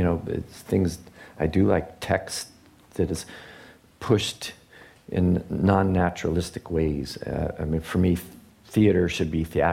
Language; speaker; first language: English; native; English